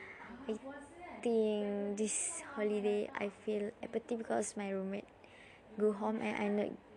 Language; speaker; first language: English; non-native, learner; Malay